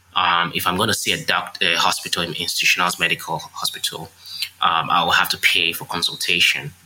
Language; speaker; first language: English; non-native, local second language; Yoruba